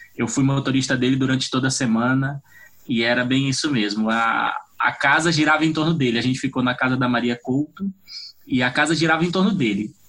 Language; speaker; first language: Portuguese; native; Portuguese